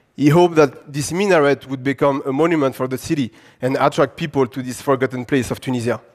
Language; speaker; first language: English; non-native, fluent; French